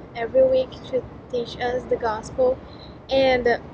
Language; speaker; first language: English; non-native, fluent; Portuguese